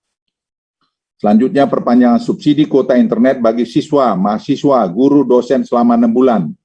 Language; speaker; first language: Indonesian; native; Indonesian